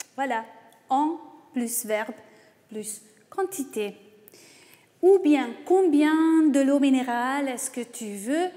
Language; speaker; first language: French; non-native, fluent; Hungarian